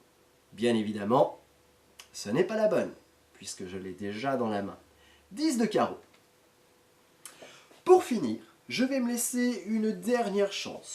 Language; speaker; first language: French; native; French